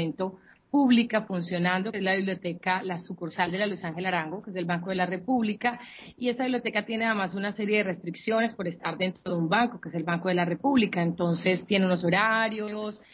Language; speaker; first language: Spanish; native; Spanish